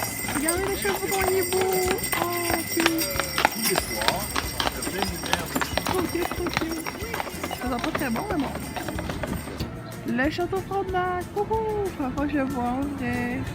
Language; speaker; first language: French; native; French